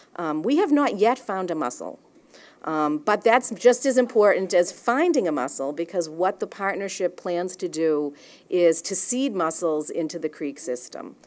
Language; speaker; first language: English; native; English